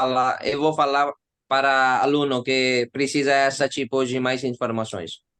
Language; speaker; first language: Portuguese; non-native, learner; Hindi